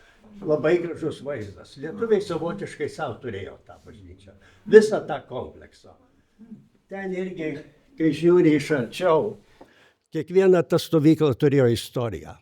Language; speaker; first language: Lithuanian; native; Lithuanian